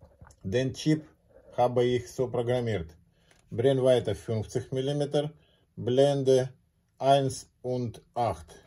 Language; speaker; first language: German; non-native, learner; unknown